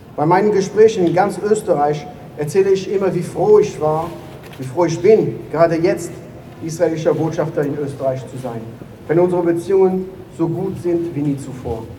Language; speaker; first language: German; non-native, fluent; Hebrew